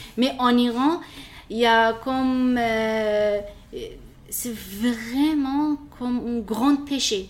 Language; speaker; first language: French; non-native, learner; Persian